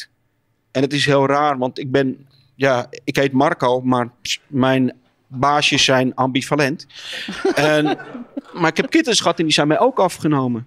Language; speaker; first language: Dutch; native; Dutch